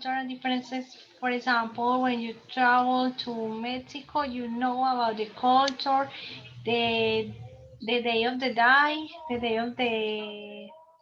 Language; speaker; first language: English; non-native, learner; Spanish